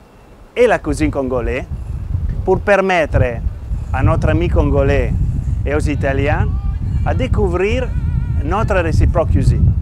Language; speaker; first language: French; non-native, fluent; Italian